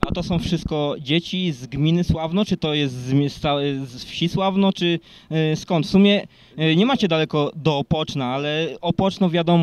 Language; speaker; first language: Polish; native; Polish